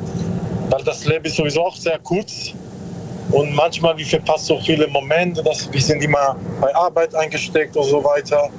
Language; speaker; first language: German; non-native, learner; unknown